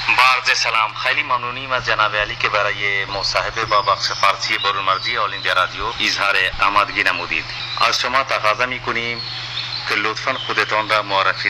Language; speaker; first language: Persian; non-native, fluent; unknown